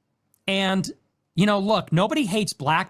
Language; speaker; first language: English; native; English